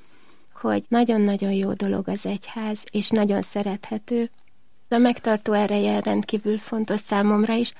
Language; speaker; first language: Hungarian; native; Hungarian